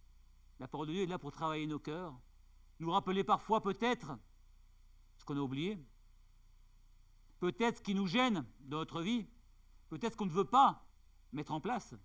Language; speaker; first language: French; native; French